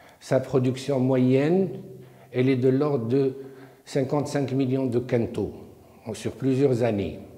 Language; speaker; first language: French; non-native, local second language; Arabic